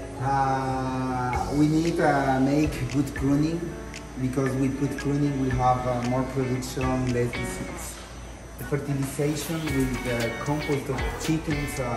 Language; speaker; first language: English; non-native, learner; Spanish